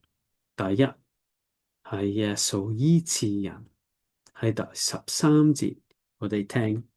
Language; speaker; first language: Cantonese; non-native, learner; English